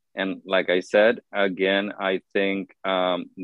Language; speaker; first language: English; non-native, fluent; Spanish